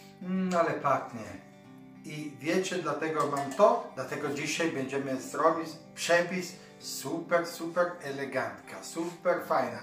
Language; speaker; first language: Polish; non-native, learner; Italian